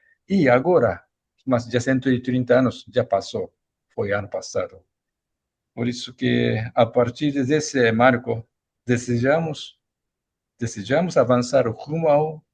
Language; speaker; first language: Portuguese; non-native, fluent; Japanese